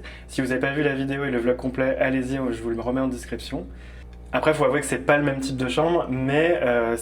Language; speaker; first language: French; native; French